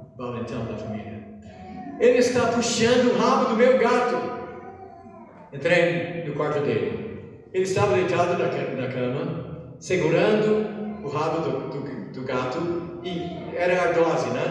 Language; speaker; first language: Portuguese; non-native, fluent; English